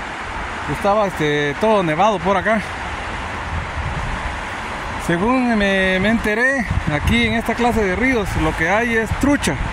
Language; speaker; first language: Spanish; native; Spanish